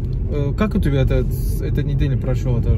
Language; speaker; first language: Russian; non-native, learner; Turkish